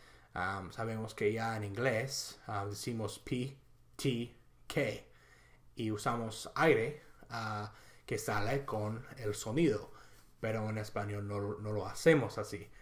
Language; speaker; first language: Spanish; non-native, fluent; English